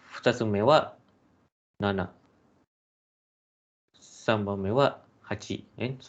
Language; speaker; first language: Japanese; non-native, fluent; Malay